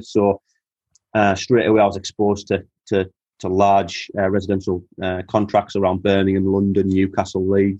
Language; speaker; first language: English; native; English